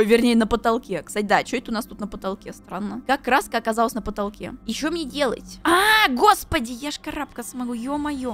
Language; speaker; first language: Russian; native; Russian